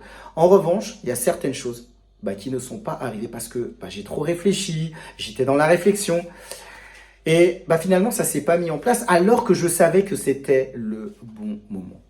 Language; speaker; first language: French; native; French